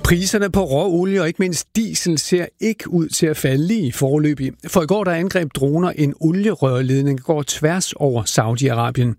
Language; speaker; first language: Danish; native; Danish